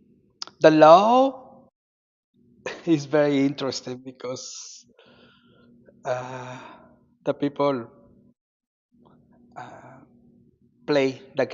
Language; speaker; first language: English; non-native, learner; Spanish